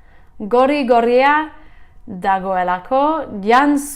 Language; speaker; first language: Basque; non-native, learner; English